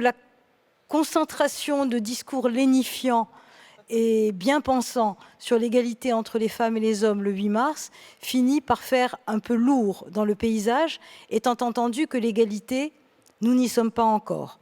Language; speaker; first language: French; native; French